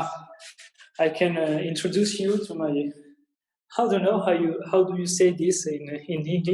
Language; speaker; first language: English; non-native, learner; Italian